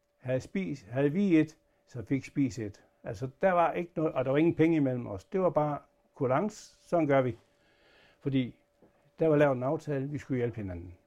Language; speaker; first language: Danish; native; Danish